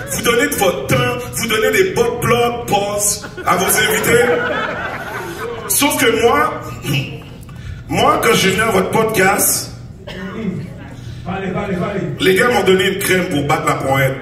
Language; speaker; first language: French; native; French